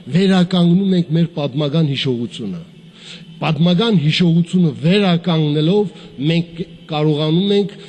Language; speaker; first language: Armenian; native; Armenian